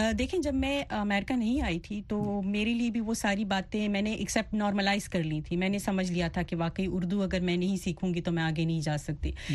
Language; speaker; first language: Urdu; non-native, local second language; Pashto